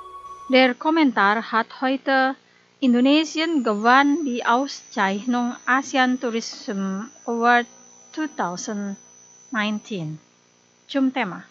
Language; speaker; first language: German; non-native, fluent; Indonesian